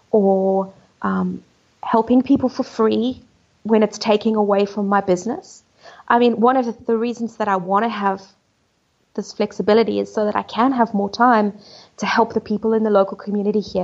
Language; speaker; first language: English; native; English